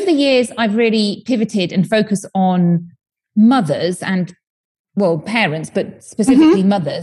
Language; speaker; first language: English; native; English